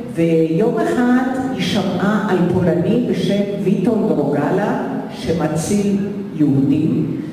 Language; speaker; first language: Hebrew; early bilingual, other home language; Polish